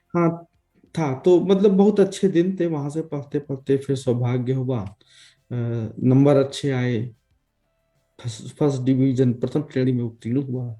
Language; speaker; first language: Hindi; native; Hindi